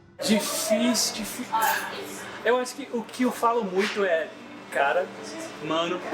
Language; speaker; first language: Portuguese; non-native, fluent; English